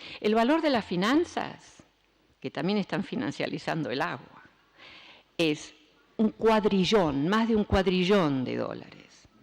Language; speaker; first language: Spanish; early bilingual, other home language; Dutch